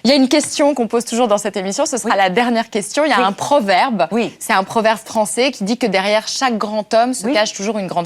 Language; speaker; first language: French; native; French